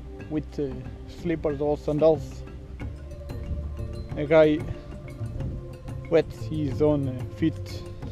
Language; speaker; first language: English; non-native, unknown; Portuguese